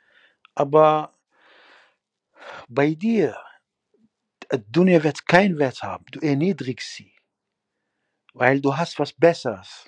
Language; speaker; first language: German; non-native, fluent; Arabic